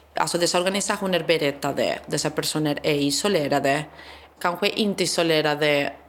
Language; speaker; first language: Swedish; non-native, fluent; Spanish